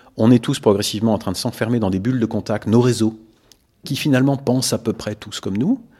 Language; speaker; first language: French; native; French